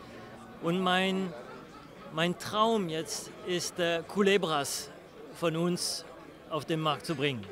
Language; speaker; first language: German; early bilingual, heritage; German